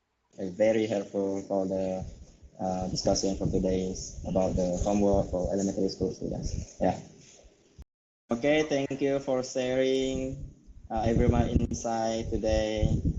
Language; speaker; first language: English; non-native, learner; Indonesian